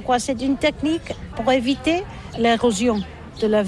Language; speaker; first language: French; non-native, learner; Catalan